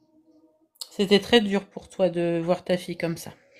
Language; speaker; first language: French; native; French